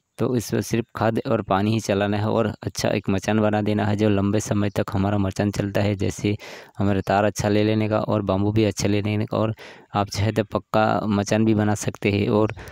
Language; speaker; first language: Hindi; non-native, local second language; Gujarati